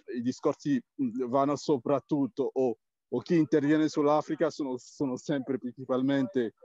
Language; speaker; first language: Italian; early bilingual, other home language; French